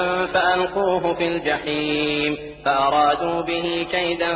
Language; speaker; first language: Arabic; native; Arabic